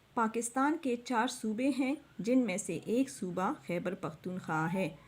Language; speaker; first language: Urdu; non-native, local second language; Pashto